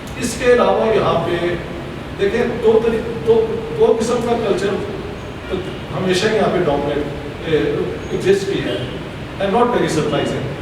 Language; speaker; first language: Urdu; non-native, local second language; Punjabi